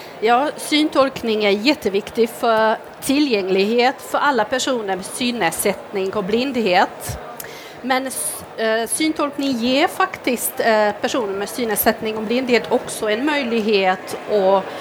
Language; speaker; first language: Swedish; non-native, fluent; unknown